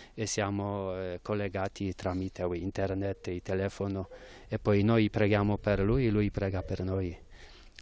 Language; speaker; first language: Italian; non-native, fluent; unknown